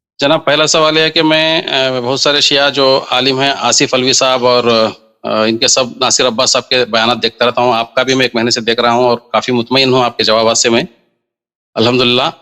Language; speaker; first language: Urdu; native; Urdu